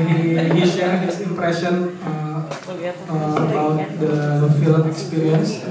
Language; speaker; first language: English; non-native, fluent; Indonesian